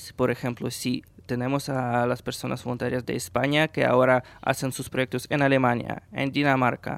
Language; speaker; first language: Spanish; non-native, fluent; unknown